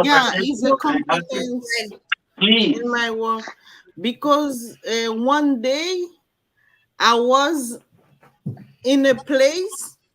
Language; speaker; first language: English; non-native, learner; French